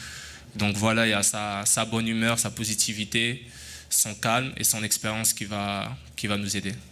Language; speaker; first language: French; native; French